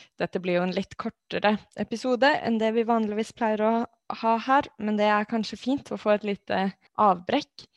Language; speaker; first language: Norwegian; native; Norwegian